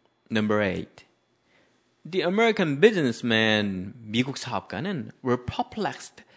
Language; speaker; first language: English; non-native, fluent; Korean